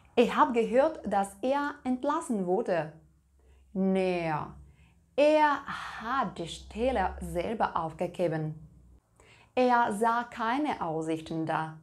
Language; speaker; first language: German; non-native, fluent; Russian